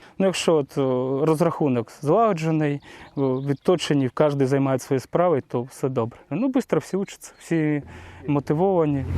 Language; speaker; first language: Ukrainian; non-native, local second language; Russian